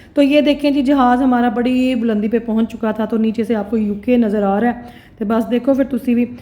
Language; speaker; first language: Urdu; non-native, local second language; Punjabi